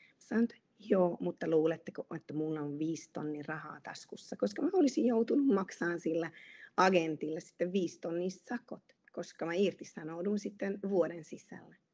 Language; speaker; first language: Finnish; non-native, fluent; Hungarian